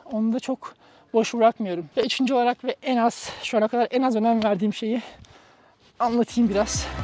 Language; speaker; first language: Turkish; native; Turkish